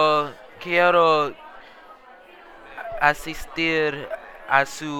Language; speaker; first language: Spanish; non-native, learner; English